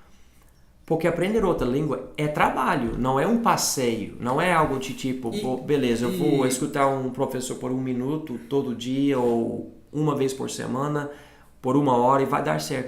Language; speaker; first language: Portuguese; non-native, fluent; English